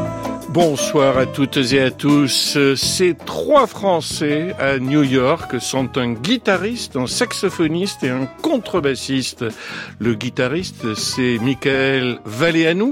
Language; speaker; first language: French; native; French